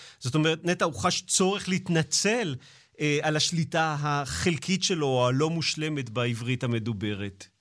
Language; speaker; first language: Hebrew; native; Hebrew